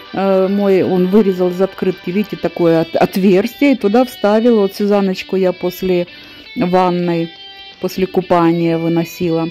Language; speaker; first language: Russian; native; Russian